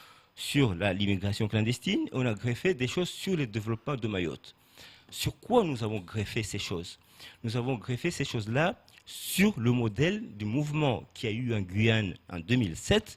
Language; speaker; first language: French; native; French